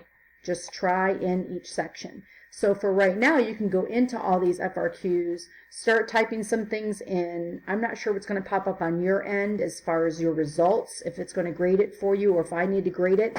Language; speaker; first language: English; native; English